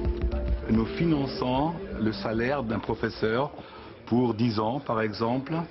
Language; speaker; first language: French; non-native, fluent; German